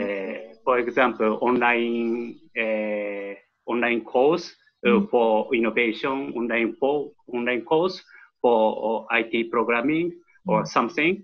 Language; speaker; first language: English; non-native, learner; Japanese